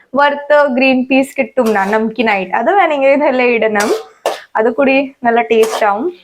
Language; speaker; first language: Malayalam; non-native, learner; Kannada